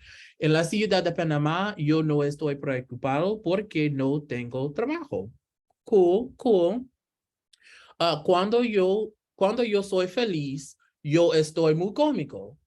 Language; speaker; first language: Spanish; non-native, learner; English